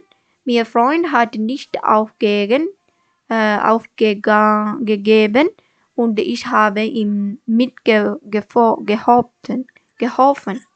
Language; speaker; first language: German; non-native, learner; Malayalam